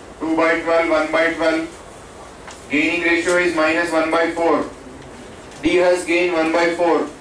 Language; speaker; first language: English; non-native, local second language; Telugu